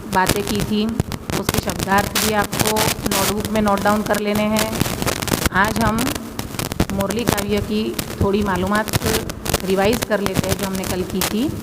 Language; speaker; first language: Urdu; non-native, local second language; Gujarati